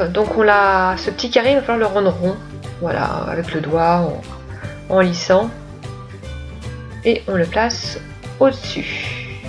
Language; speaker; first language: French; native; French